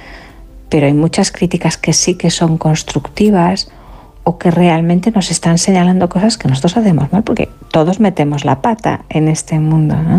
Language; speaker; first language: Spanish; native; Spanish